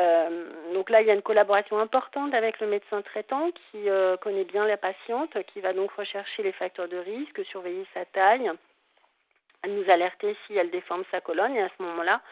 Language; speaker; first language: French; native; French